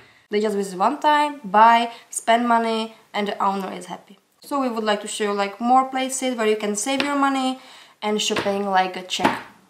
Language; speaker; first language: English; non-native, learner; Czech